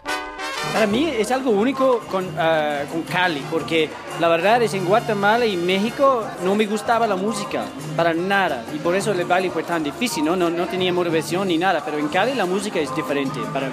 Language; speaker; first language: Spanish; non-native, fluent; English